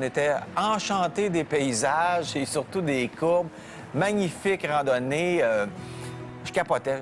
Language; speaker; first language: French; native; French